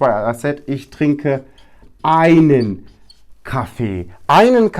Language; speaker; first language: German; non-native, fluent; Turkish